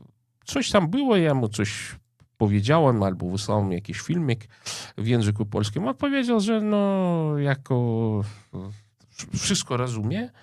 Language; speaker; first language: Polish; non-native, fluent; Russian